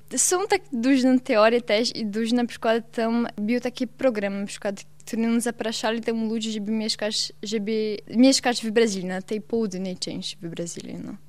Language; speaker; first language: Polish; non-native, learner; Portuguese